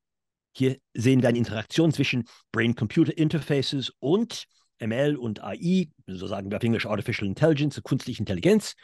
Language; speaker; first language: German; non-native, fluent; English